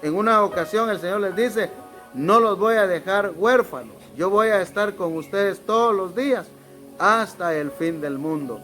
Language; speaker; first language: Spanish; native; Spanish